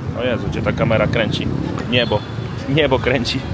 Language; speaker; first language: Polish; native; Polish